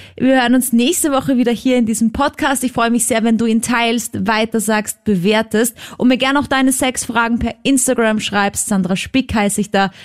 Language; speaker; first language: German; native; German